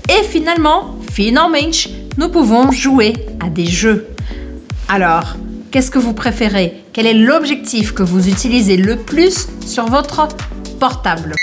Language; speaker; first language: French; non-native, fluent; Portuguese